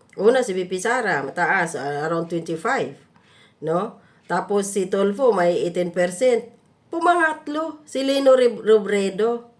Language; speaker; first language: Filipino; non-native, local second language; Cebuano